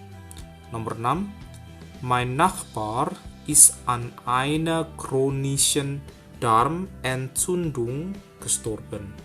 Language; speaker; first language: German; non-native, fluent; Indonesian